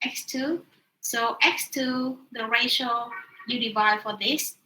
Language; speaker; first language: English; non-native, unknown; Vietnamese